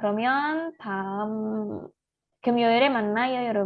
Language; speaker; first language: Korean; non-native, fluent; Indonesian